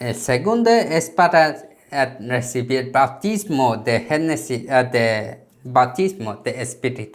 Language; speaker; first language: Spanish; non-native, learner; Korean